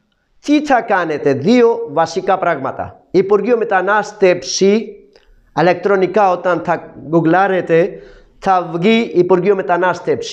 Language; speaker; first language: Greek; non-native, fluent; Urdu